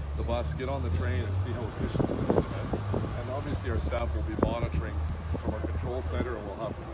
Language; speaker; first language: English; native; English